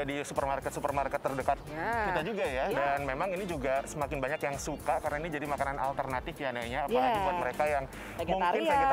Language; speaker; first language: Indonesian; native; Indonesian